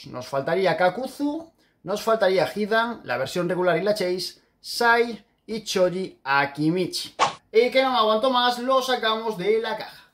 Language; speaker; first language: Spanish; native; Spanish